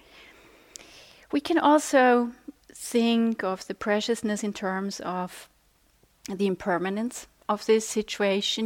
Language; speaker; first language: English; non-native, fluent; Swiss German